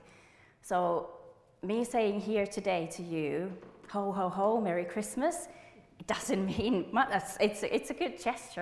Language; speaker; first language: English; non-native, fluent; Finnish